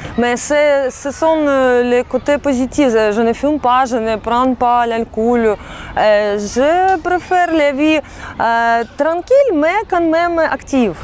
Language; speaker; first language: French; non-native, fluent; Russian